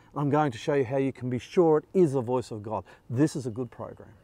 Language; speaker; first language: English; native; English